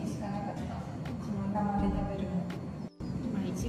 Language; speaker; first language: Japanese; non-native, fluent; Spanish